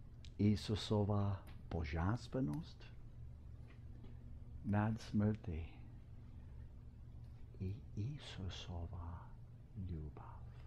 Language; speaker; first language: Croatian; non-native, fluent; English